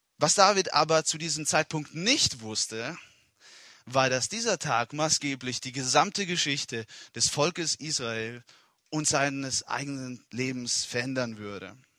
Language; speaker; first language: German; non-native, fluent; Italian